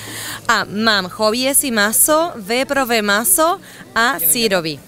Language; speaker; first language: Czech; non-native, learner; Spanish